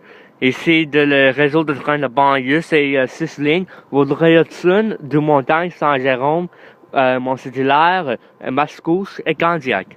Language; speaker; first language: French; non-native, learner; English